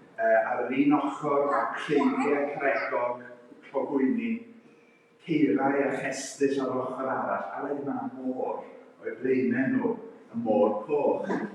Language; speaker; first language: Welsh; native; Welsh